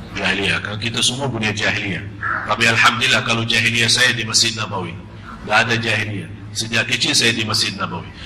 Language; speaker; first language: Malay; non-native, fluent; Arabic